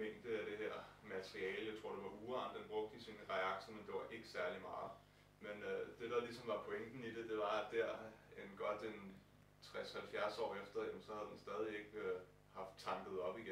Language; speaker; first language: Danish; native; Danish